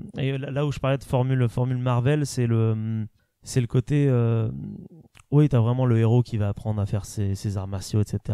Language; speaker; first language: French; native; French